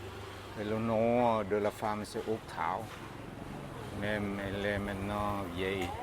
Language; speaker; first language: French; non-native, fluent; Vietnamese